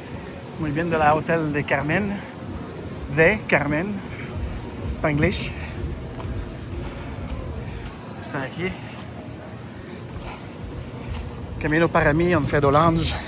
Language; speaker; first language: Spanish; non-native, learner; French